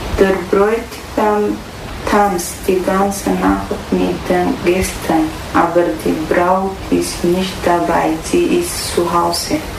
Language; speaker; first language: German; non-native, learner; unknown